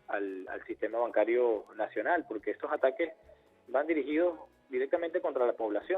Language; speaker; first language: Spanish; native; Spanish